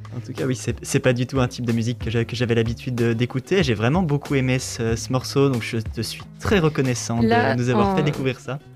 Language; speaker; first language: French; native; French